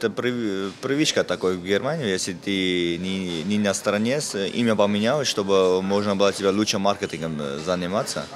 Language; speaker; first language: Russian; non-native, fluent; Armenian